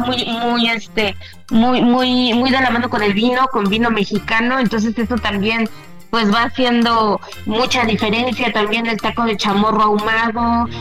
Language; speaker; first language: Spanish; native; Spanish